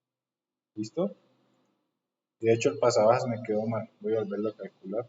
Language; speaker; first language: Spanish; native; Spanish